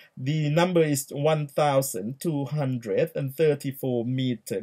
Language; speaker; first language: English; non-native, fluent; Thai